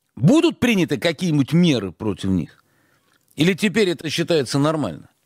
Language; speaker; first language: Russian; native; Russian